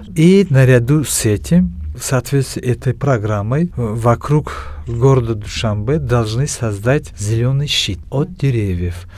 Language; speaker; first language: Russian; non-native, local second language; Tajik